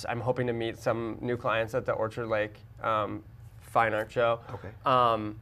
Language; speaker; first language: English; native; English